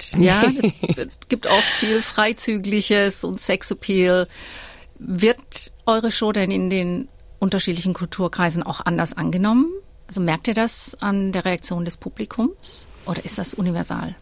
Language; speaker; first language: German; native; German